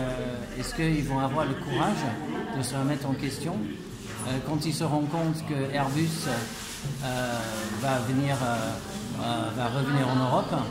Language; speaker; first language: French; non-native, fluent; English